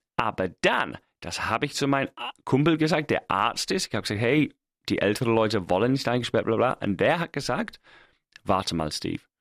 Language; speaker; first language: German; non-native, fluent; English